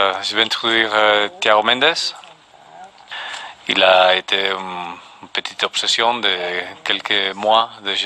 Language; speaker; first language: French; non-native, fluent; Spanish